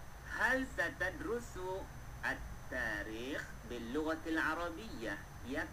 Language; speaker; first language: Arabic; non-native, fluent; Malay